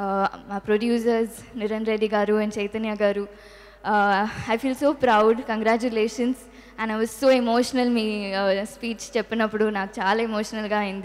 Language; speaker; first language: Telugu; non-native, local second language; Tamil